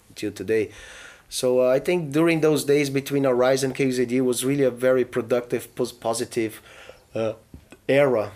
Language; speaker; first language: English; non-native, fluent; Portuguese